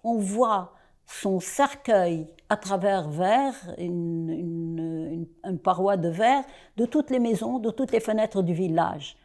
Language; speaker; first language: French; non-native, local second language; Arabic